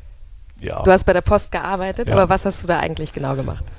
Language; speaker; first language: German; native; German